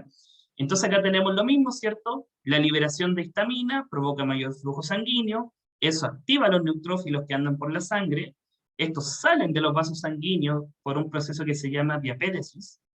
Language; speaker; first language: Spanish; native; Spanish